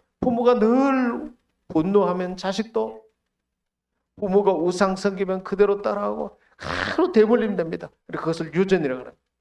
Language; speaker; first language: Korean; native; Korean